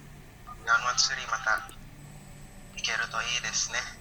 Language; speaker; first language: Japanese; non-native, learner; Indonesian